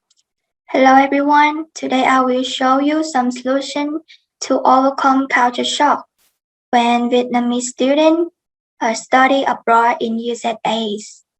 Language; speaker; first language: English; non-native, learner; Vietnamese